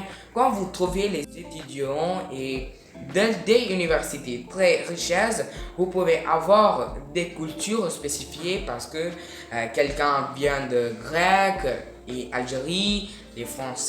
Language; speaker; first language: French; non-native, learner; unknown